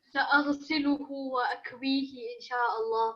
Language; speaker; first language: Arabic; non-native, learner; English